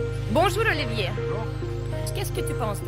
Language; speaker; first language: French; non-native, fluent; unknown